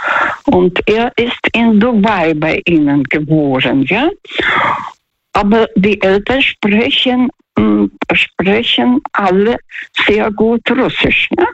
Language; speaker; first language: German; non-native, fluent; Russian